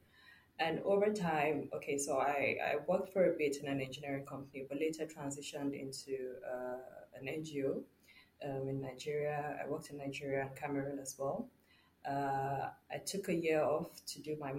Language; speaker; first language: English; non-native, local second language; Yoruba